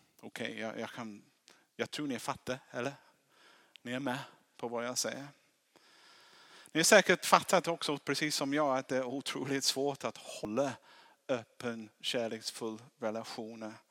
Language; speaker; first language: Swedish; non-native, fluent; English